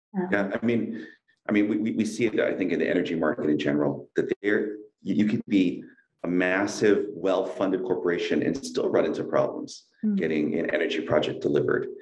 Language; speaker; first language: English; native; English